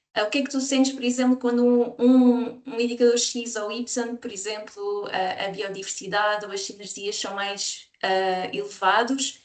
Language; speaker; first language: Portuguese; native; Portuguese